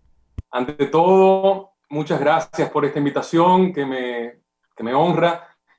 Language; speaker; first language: Spanish; native; Spanish